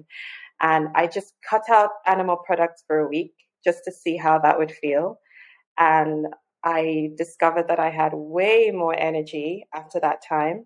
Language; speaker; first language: English; non-native, local second language; Yoruba